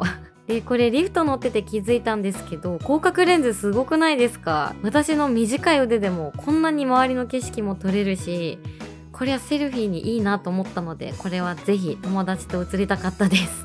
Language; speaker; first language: Japanese; native; Japanese